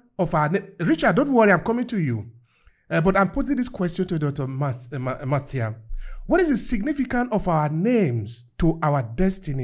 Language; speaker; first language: English; non-native, local second language; Esan